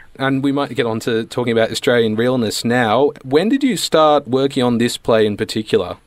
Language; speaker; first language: English; native; English